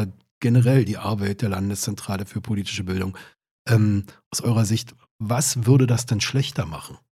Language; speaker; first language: German; native; German